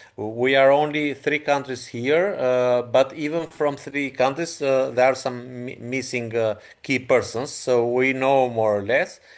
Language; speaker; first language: English; non-native, fluent; Albanian